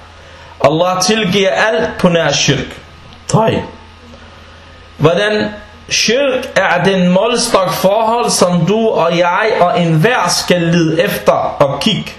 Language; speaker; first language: Danish; non-native, fluent; Arabic